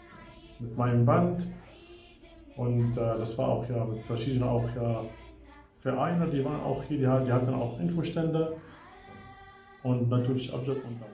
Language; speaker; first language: German; non-native, fluent; Arabic